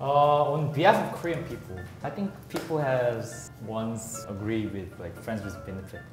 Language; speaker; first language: English; non-native, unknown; Korean